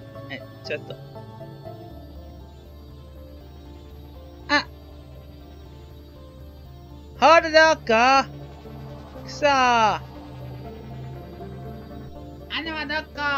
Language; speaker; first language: Japanese; non-native, learner; English